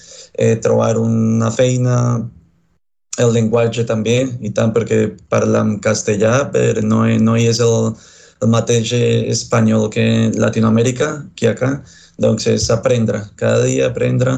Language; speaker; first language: Catalan; non-native, learner; Spanish